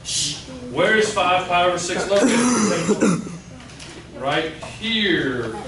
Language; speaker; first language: English; native; English